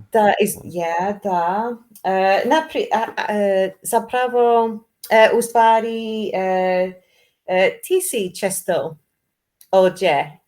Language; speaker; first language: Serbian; non-native, learner; English